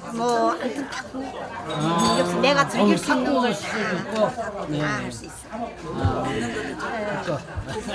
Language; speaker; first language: Korean; early bilingual, heritage; Korean